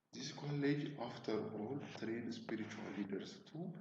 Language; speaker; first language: English; non-native, local second language; Amharic